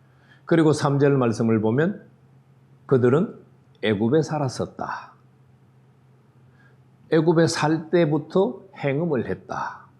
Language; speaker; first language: Korean; native; Korean